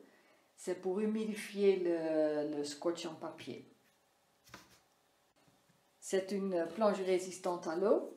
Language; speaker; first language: French; non-native, fluent; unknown